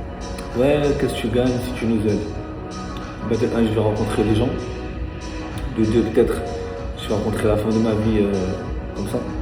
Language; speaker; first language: French; non-native, local second language; Arabic